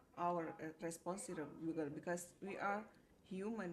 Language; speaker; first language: English; non-native, fluent; Indonesian